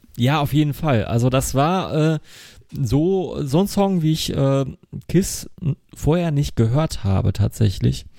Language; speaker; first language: German; native; German